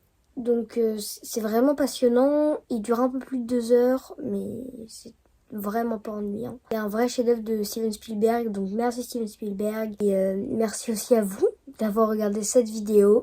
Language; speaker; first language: French; native; French